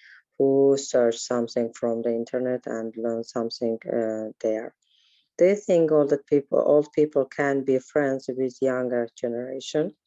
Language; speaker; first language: English; non-native, learner; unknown